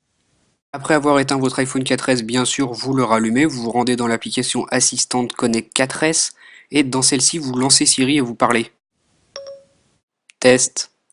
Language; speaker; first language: French; native; French